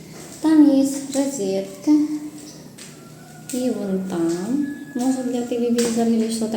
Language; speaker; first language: Russian; non-native, learner; Filipino